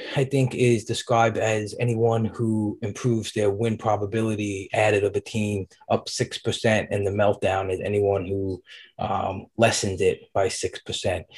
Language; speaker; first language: English; native; English